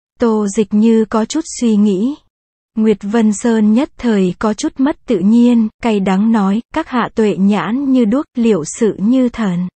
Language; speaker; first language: Vietnamese; native; Vietnamese